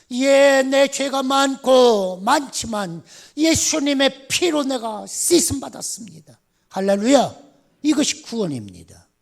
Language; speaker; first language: Korean; native; Korean